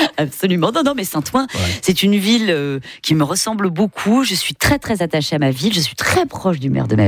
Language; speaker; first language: French; native; French